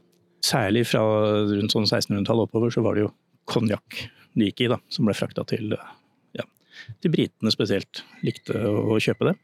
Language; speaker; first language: Norwegian; native; Norwegian